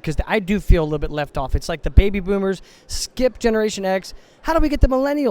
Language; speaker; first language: English; native; English